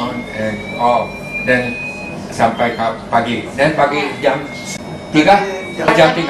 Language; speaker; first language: Indonesian; non-native, fluent; Malay